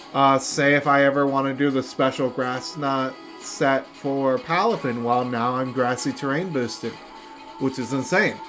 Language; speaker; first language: English; native; English